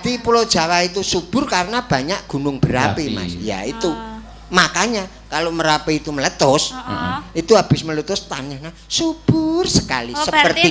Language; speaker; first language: Indonesian; non-native, local second language; Javanese